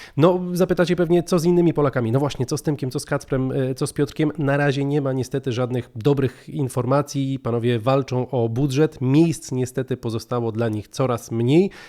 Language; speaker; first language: Polish; native; Polish